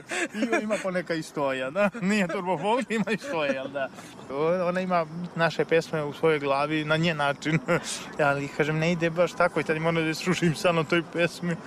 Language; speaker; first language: Serbian; native; Serbian